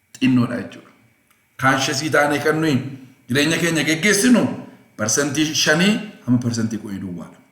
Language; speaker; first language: Oromo; non-native, local second language; Amharic